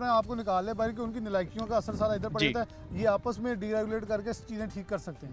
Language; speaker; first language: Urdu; non-native, local second language; Punjabi